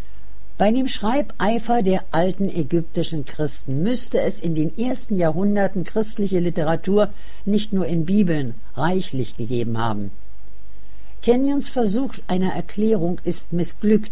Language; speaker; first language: German; native; German